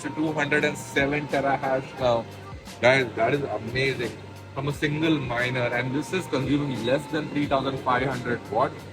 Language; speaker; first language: English; non-native, local second language; Hindi